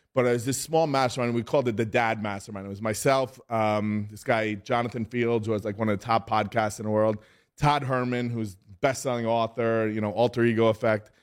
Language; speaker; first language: English; native; English